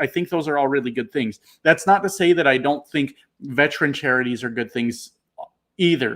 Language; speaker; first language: English; native; English